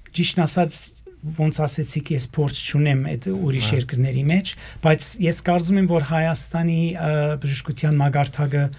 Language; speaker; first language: Armenian; early bilingual, heritage; Armenian